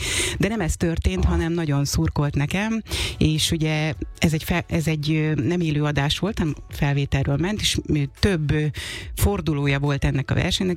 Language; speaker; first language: Hungarian; native; Hungarian